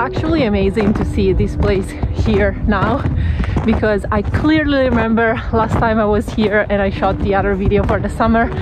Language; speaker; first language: English; non-native, fluent; Italian